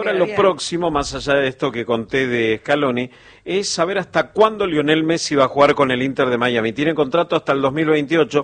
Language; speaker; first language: Spanish; native; Spanish